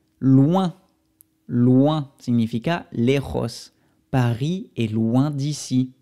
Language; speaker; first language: French; non-native, fluent; Spanish